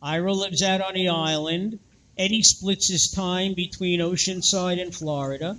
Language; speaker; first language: English; native; English